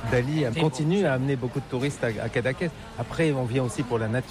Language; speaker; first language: French; native; French